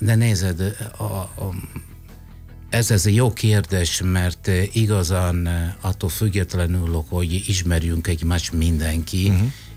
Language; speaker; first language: Hungarian; non-native, fluent; Italian